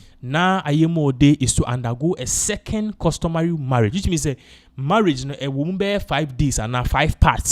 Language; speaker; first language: English; non-native, local second language; Akan